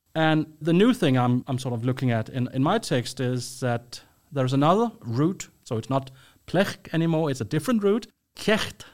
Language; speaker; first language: English; non-native, fluent; Danish